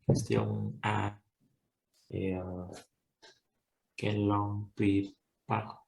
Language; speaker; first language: French; non-native, learner; Vietnamese